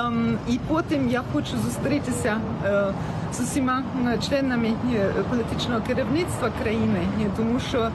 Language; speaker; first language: Ukrainian; non-native, fluent; German